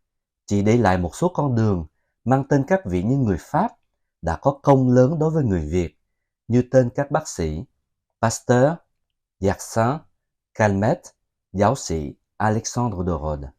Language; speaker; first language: Vietnamese; native; Vietnamese